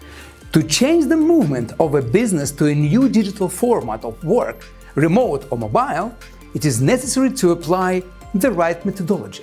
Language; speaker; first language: English; non-native, fluent; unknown